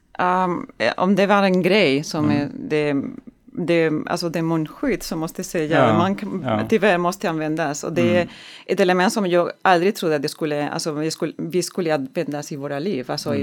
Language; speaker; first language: Swedish; non-native, learner; Spanish